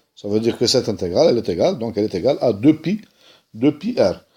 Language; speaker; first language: French; non-native, local second language; Arabic